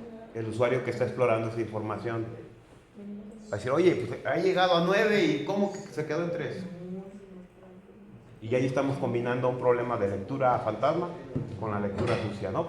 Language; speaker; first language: Spanish; native; Spanish